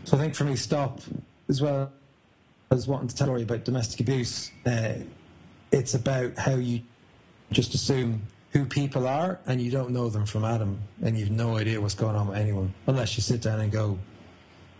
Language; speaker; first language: English; native; English